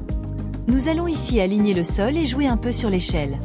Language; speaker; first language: French; native; French